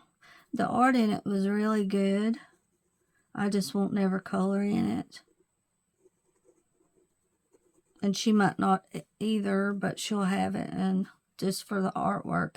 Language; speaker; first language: English; native; English